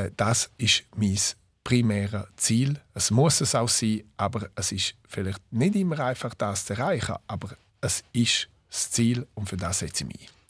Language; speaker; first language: German; non-native, local second language; Romansh